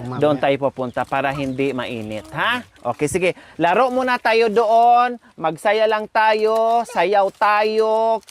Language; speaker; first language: Filipino; non-native, local second language; Cebuano